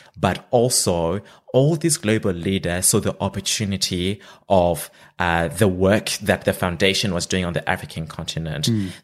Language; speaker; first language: English; non-native, local second language; Shona